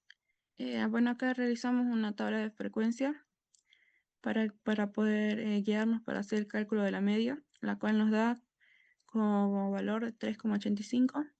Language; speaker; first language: Spanish; native; Spanish